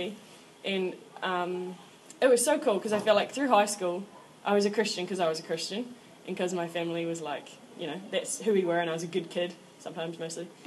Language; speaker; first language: English; native; English